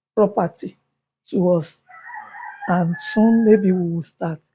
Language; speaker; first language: English; non-native, local second language; Yoruba